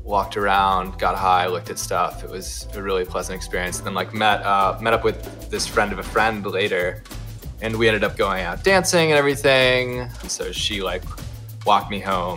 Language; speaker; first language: English; native; English